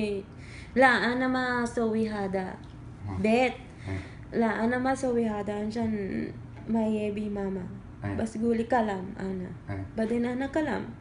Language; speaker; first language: Arabic; non-native, learner; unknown